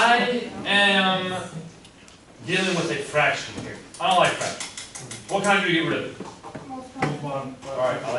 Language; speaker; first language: English; native; English